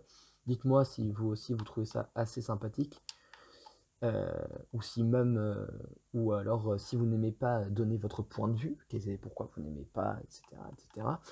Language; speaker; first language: French; native; French